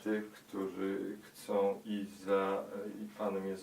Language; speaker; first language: Polish; early bilingual, heritage; Polish